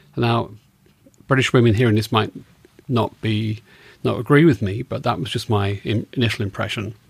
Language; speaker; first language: English; native; English